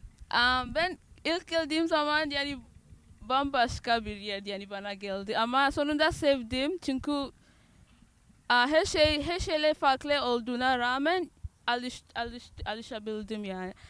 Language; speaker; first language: Turkish; non-native, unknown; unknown